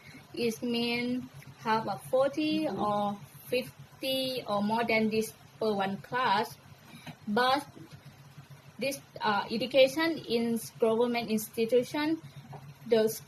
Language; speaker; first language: English; non-native, learner; Thai